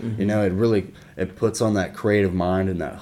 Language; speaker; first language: English; native; English